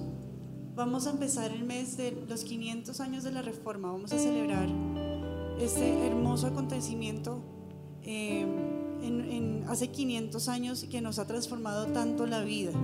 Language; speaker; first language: Spanish; native; Spanish